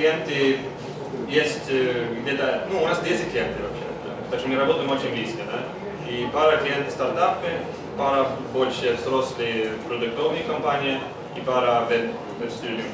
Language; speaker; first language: Russian; non-native, learner; Swedish